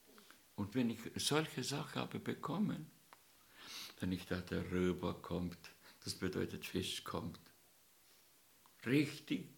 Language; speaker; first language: German; non-native, learner; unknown